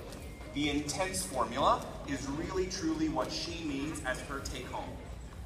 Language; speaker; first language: English; native; English